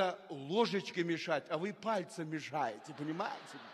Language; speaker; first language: Russian; non-native, local second language; Uzbek